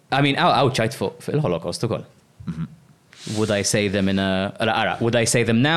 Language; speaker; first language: English; non-native, local second language; Maltese